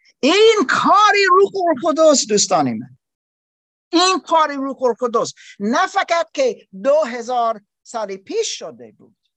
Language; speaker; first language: Persian; non-native, learner; German